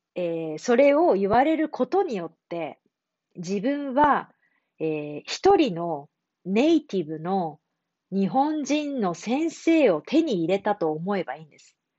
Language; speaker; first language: Japanese; native; Japanese